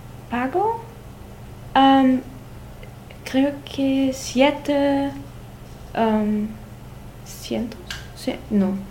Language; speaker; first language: Spanish; non-native, learner; German